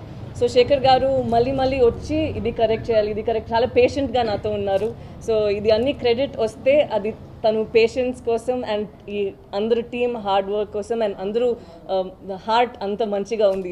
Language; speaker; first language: Telugu; non-native, local second language; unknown